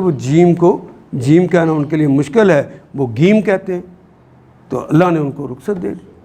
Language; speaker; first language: Urdu; non-native, local second language; Punjabi